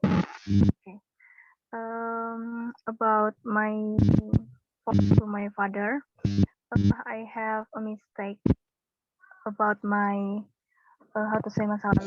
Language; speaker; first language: English; non-native, learner; Indonesian